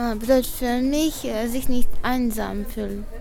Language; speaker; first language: German; non-native, learner; Russian